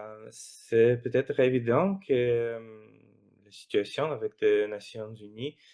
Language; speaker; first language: French; non-native, fluent; Russian